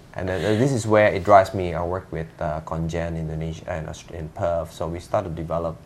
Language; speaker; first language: English; non-native, fluent; Indonesian